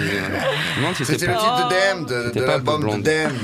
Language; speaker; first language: French; native; French